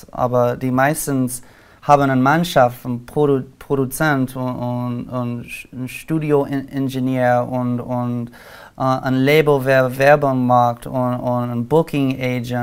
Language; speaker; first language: German; non-native, learner; English